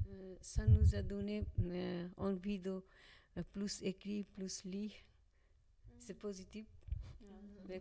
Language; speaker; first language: French; non-native, learner; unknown